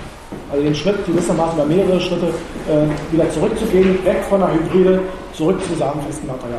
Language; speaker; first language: German; native; German